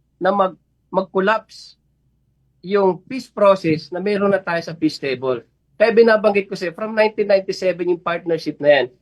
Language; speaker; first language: Filipino; non-native, local second language; Maguindanaon